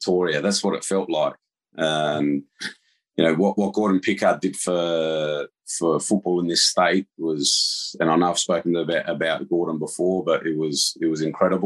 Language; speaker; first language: English; native; English